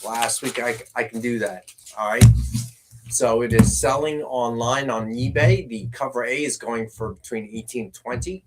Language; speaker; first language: English; native; English